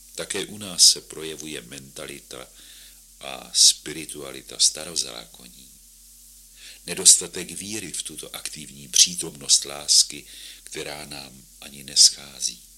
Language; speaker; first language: Czech; native; Czech